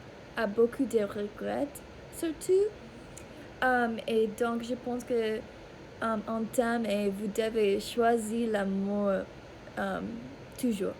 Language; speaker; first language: French; non-native, learner; English